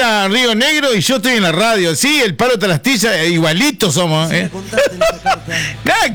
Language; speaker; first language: Spanish; native; Spanish